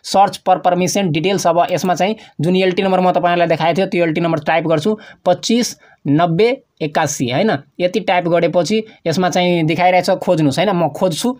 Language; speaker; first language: Nepali; non-native, local second language; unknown